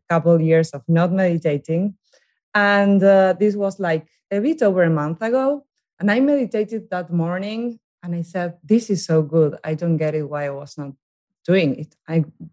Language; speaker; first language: English; non-native, fluent; Spanish